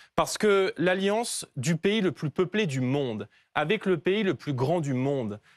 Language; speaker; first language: French; native; French